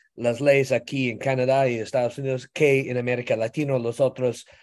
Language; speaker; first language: Spanish; non-native, fluent; English